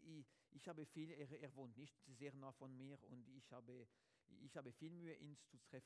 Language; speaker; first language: German; non-native, learner; French